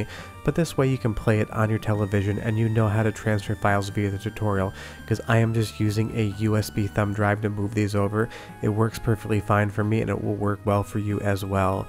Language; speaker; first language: English; native; English